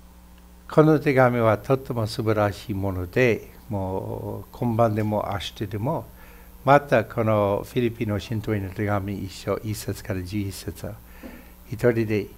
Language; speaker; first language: Japanese; non-native, fluent; English